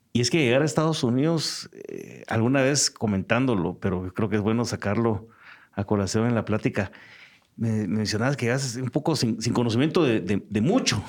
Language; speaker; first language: Spanish; native; Spanish